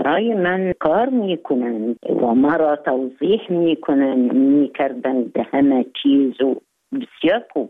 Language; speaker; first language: Persian; non-native, learner; Arabic